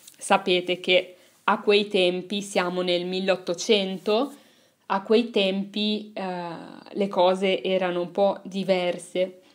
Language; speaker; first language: Italian; native; Italian